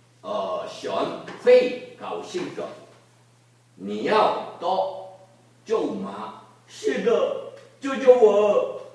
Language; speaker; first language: Chinese; non-native, learner; Korean